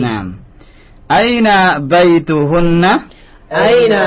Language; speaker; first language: Arabic; non-native, fluent; Indonesian